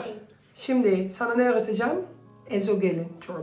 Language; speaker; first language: Turkish; early bilingual, heritage; Turkish